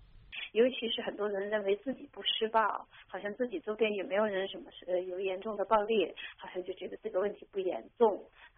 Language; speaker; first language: Chinese; native; Chinese